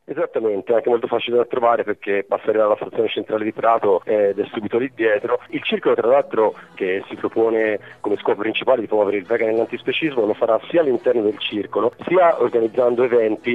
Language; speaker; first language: Italian; native; Italian